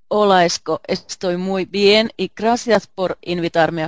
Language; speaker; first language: Spanish; non-native, learner; Finnish